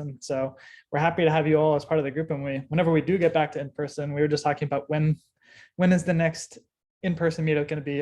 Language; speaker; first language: English; native; English